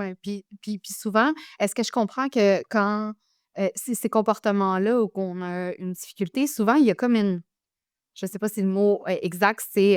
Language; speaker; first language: French; native; French